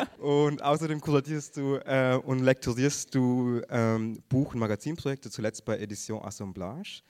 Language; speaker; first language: German; early bilingual, other home language; Tamil